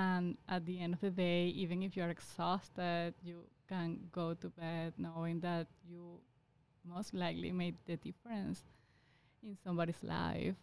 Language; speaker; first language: English; non-native, fluent; Spanish